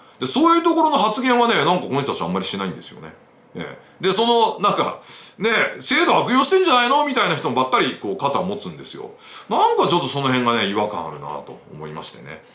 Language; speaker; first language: Japanese; native; Japanese